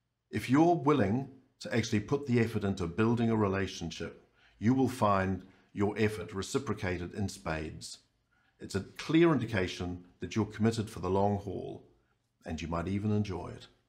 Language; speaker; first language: English; native; English